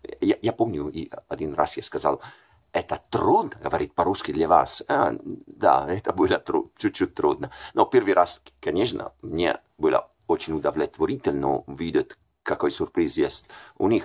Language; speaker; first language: Russian; non-native, fluent; Italian